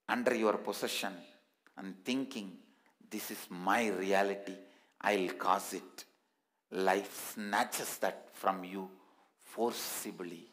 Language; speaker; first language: English; non-native, local second language; Tamil